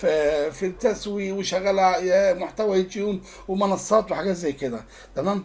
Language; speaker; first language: Arabic; native; Arabic